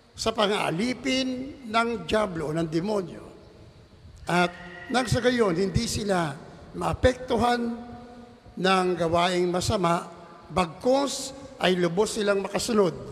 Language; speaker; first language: Filipino; native; Filipino